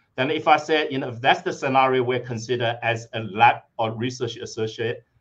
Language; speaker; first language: English; non-native, fluent; Chinese